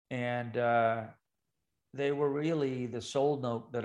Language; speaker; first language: English; native; English